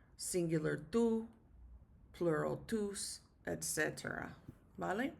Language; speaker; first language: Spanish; non-native, fluent; English